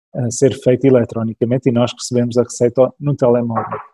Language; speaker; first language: Portuguese; early bilingual, other home language; English